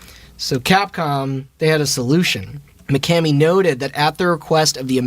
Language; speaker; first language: English; native; English